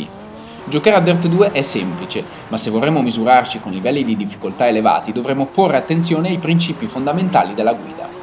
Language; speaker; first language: Italian; native; Italian